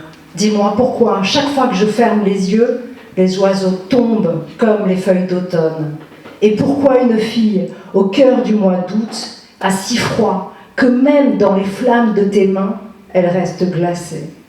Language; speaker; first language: French; native; French